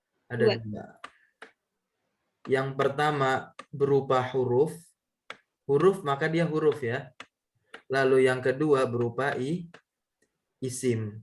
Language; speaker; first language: Indonesian; native; Indonesian